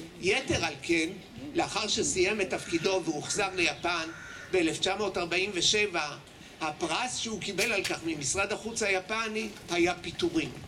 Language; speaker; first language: Hebrew; native; Hebrew